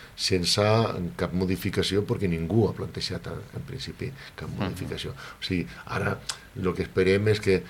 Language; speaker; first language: Catalan; non-native, local second language; Spanish